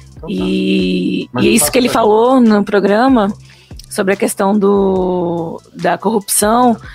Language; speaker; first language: Portuguese; native; Portuguese